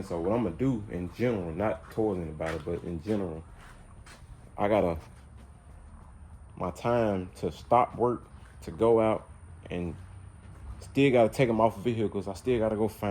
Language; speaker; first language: English; native; English